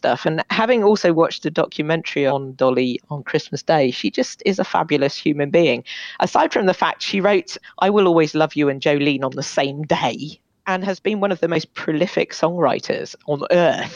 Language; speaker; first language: English; native; English